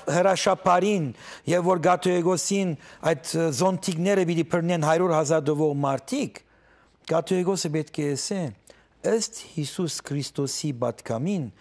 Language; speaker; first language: Armenian; early bilingual, heritage; Armenian